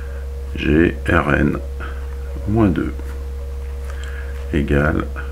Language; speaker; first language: French; native; French